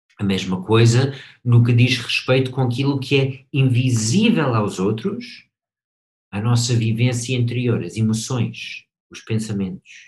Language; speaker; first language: Portuguese; non-native, fluent; English